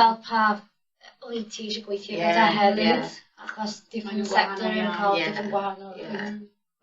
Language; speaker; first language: Welsh; non-native, local second language; English